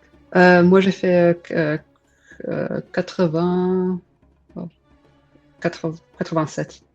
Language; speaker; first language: French; non-native, fluent; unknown